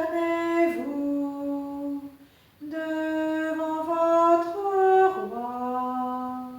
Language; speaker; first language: French; native; French